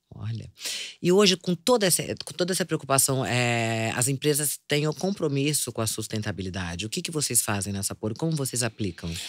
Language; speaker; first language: Portuguese; native; Portuguese